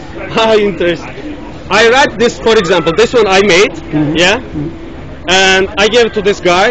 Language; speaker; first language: English; non-native, learner; Turkish